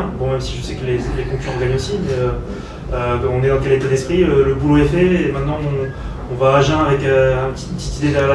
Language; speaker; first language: French; native; French